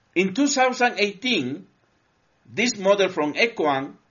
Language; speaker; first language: English; non-native, learner; Spanish